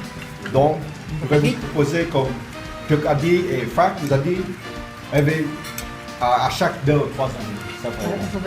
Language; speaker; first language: French; non-native, fluent; Vietnamese